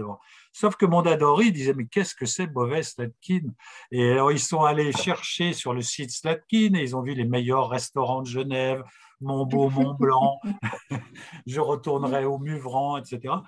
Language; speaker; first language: French; native; French